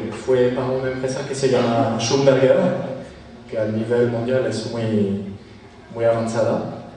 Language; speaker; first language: Spanish; non-native, fluent; French